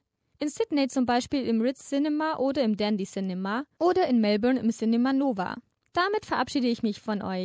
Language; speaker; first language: German; native; German